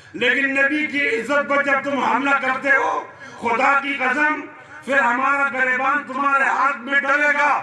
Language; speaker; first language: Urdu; non-native, local second language; Pashto